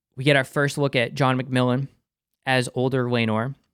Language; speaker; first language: English; native; English